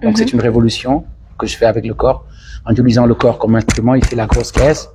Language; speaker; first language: French; non-native, local second language; Wolof